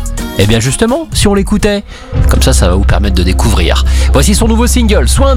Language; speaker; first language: French; native; French